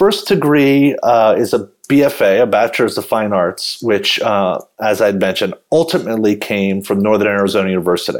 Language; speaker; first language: English; native; English